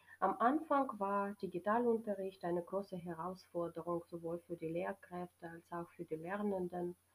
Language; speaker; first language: German; non-native, fluent; Ukrainian